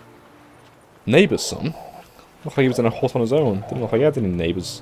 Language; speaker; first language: English; native; English